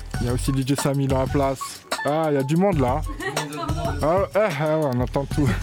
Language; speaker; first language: French; native; French